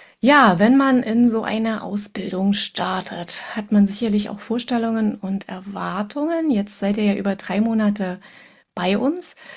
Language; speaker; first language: German; native; German